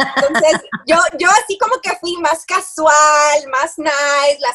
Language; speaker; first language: Spanish; early bilingual, heritage; Spanish